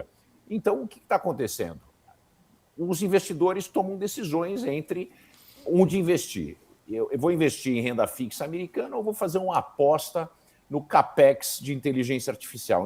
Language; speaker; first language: Portuguese; native; Portuguese